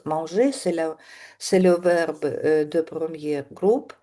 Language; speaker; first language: French; non-native, fluent; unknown